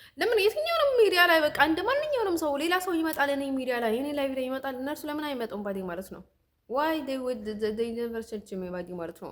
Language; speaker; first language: Amharic; native; Amharic